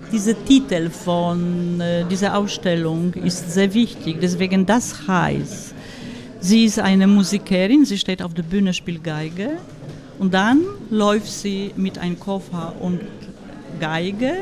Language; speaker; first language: German; non-native, fluent; Polish